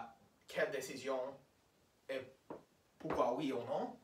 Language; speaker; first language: French; non-native, learner; English